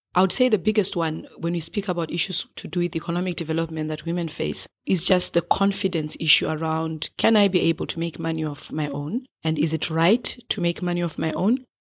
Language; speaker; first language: English; non-native, local second language; Shona